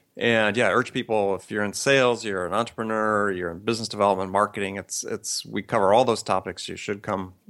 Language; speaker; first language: English; native; English